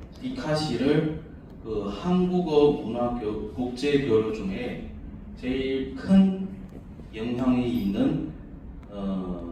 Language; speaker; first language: Korean; non-native, fluent; Chinese